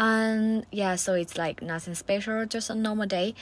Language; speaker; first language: English; non-native, fluent; Chinese